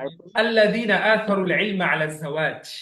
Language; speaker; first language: Arabic; non-native, fluent; Bangla